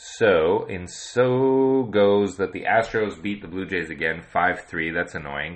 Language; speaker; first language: English; native; English